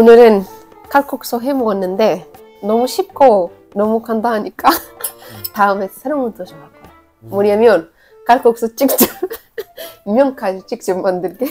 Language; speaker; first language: Korean; non-native, fluent; Arabic